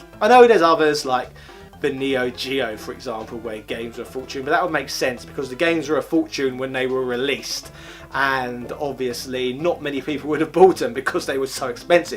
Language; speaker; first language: English; native; English